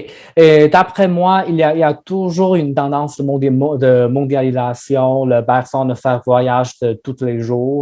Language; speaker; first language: French; non-native, learner; Chinese